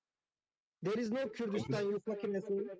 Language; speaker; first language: English; non-native, fluent; Turkish